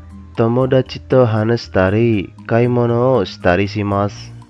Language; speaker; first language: Japanese; non-native, fluent; Indonesian